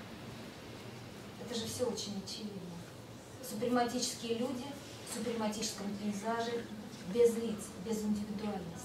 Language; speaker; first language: Russian; native; Russian